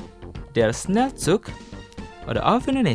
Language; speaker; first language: German; non-native, fluent; Indonesian